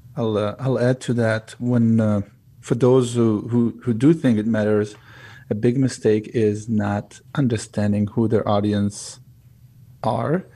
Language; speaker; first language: English; non-native, fluent; Hebrew